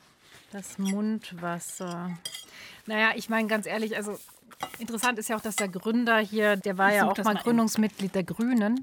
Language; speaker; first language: German; native; German